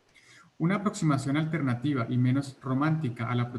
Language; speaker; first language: Spanish; native; Spanish